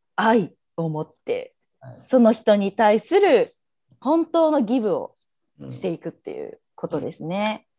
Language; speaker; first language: Japanese; native; Japanese